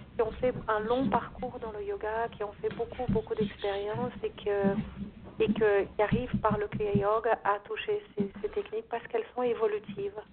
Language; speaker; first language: French; non-native, fluent; Portuguese